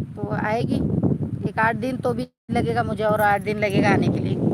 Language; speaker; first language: Hindi; non-native, local second language; Marathi